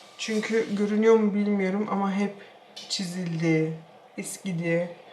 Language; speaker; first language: Turkish; early bilingual, heritage; Turkish